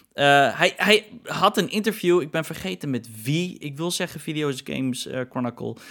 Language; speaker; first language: Dutch; native; Dutch